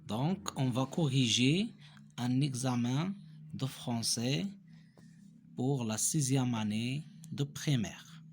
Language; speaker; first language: French; non-native, local second language; Arabic